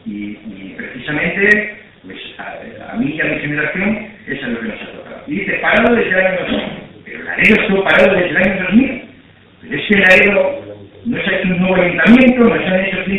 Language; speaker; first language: Spanish; native; Spanish